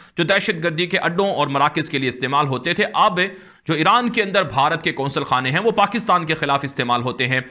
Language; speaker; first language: Urdu; native; Urdu